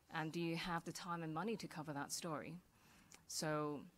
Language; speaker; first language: English; non-native, local second language; Cantonese